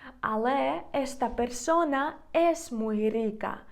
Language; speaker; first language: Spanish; non-native, fluent; Ukrainian